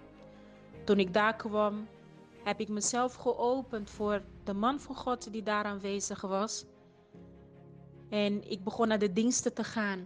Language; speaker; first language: Dutch; non-native, fluent; Portuguese